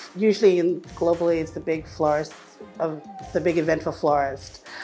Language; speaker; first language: English; non-native, fluent; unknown